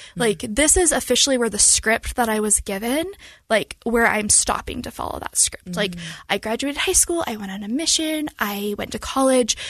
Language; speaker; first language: English; native; English